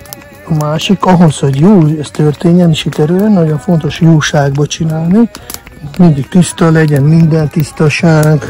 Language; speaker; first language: Hungarian; non-native, fluent; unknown